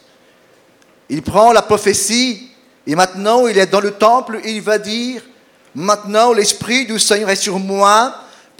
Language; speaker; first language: French; non-native, fluent; Portuguese